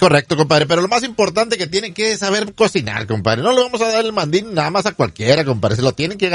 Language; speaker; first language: Spanish; native; Spanish